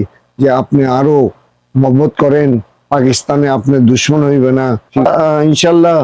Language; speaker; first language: Bangla; non-native, local second language; Urdu